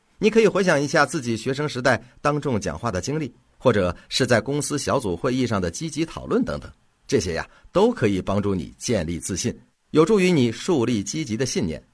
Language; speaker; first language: Chinese; native; Chinese